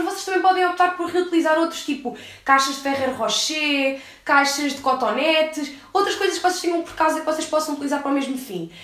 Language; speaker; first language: Portuguese; early bilingual, heritage; English